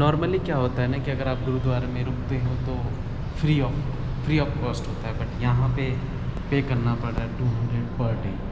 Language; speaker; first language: Hindi; native; Hindi